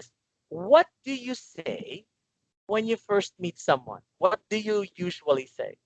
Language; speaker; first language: English; non-native, local second language; Filipino